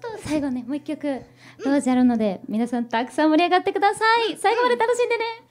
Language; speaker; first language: Japanese; native; Japanese